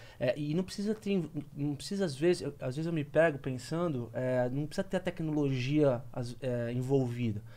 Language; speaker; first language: Portuguese; native; Portuguese